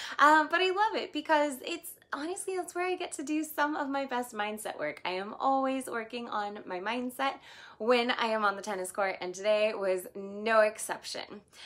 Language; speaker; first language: English; native; English